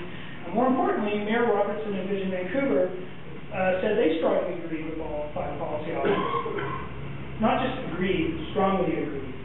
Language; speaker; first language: English; native; English